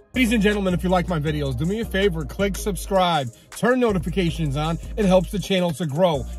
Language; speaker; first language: English; native; English